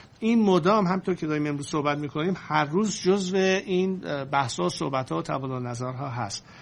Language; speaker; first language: Persian; native; Persian